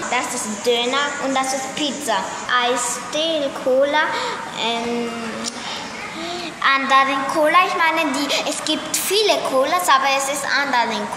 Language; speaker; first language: German; early bilingual, other home language; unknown